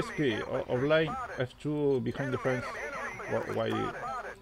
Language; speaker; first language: English; non-native, learner; Spanish